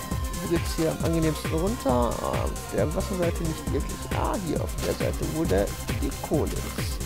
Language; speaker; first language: German; native; German